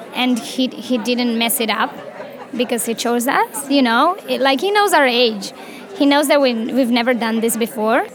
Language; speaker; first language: English; non-native, fluent; Romanian